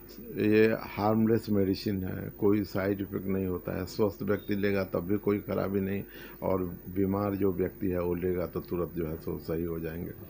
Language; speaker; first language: Hindi; native; Hindi